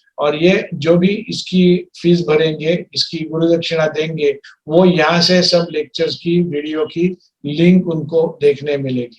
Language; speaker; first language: Hindi; non-native, local second language; Marathi